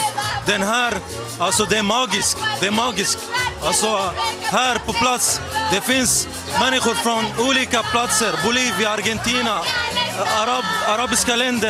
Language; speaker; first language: Swedish; non-native, learner; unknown